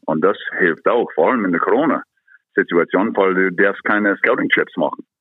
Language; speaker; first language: German; non-native, fluent; English